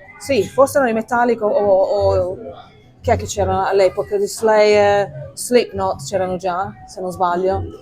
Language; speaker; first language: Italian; native; Italian